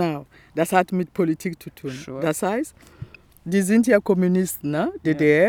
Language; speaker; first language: German; non-native, fluent; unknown